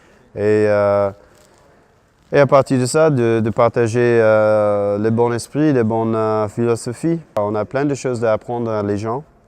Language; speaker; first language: French; non-native, fluent; English